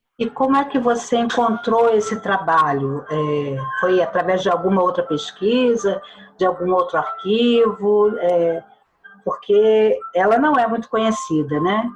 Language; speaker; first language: Portuguese; native; Portuguese